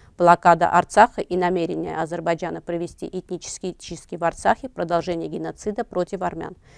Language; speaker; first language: Russian; non-native, local second language; Armenian